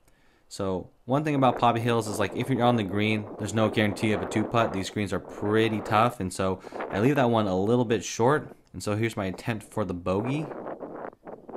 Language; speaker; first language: English; native; English